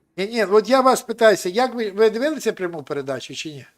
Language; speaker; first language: Russian; non-native, local second language; Ukrainian